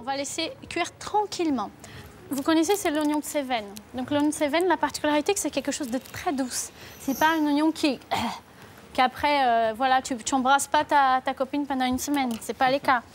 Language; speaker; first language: French; non-native, fluent; Portuguese